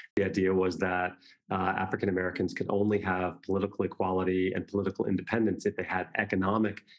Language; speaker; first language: English; native; English